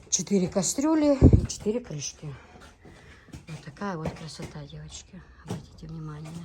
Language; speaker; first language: Russian; non-native, local second language; Chechen